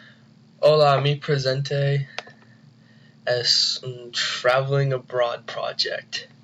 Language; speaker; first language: Spanish; non-native, learner; English